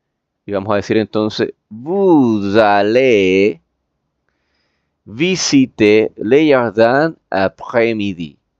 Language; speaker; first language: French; non-native, fluent; Spanish